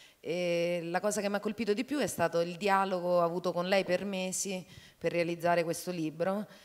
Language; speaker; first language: Italian; native; Italian